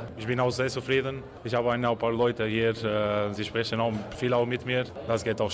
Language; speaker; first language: German; non-native, learner; Portuguese